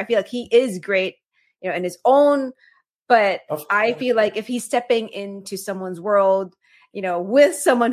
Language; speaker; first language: English; non-native, local second language; Filipino